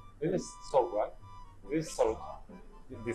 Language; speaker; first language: Japanese; native; Japanese